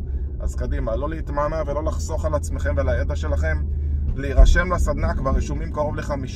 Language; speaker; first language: Hebrew; native; Hebrew